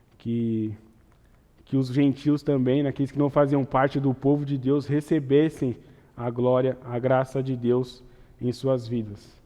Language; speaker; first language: Portuguese; native; Portuguese